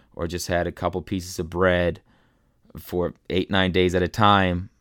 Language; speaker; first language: English; early bilingual, other home language; German